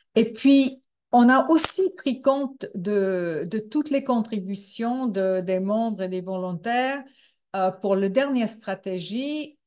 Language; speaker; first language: French; non-native, fluent; English